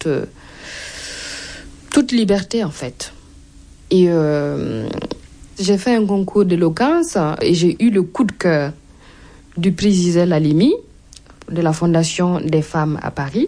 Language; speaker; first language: French; non-native, local second language; Mossi